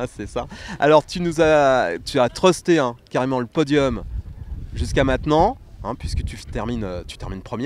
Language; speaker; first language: French; native; French